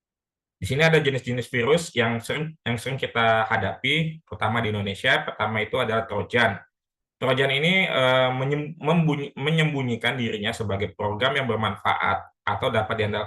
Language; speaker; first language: Indonesian; native; Indonesian